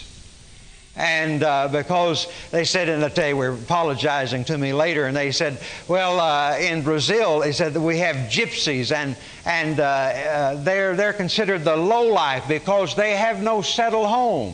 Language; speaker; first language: English; native; English